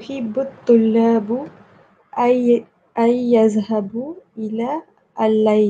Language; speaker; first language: Arabic; non-native, learner; Malay